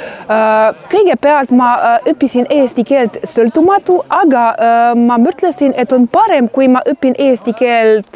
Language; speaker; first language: Estonian; non-native, learner; Croatian